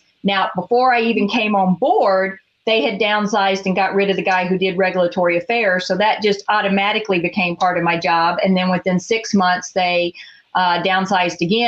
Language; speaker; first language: English; native; English